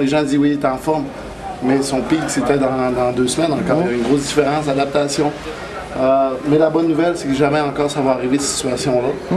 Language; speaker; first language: French; native; French